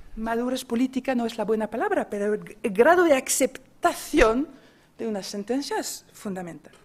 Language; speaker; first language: Spanish; non-native, fluent; French